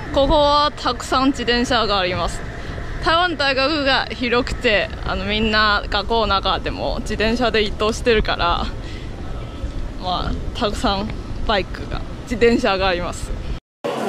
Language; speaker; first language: Japanese; non-native, fluent; Chinese